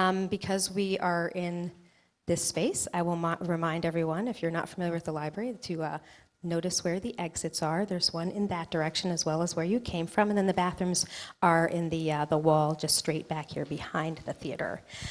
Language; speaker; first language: English; native; English